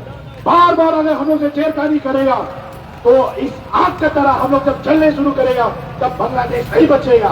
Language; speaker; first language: Hindi; non-native, local second language; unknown